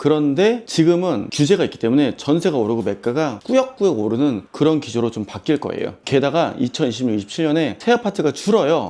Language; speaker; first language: Korean; native; Korean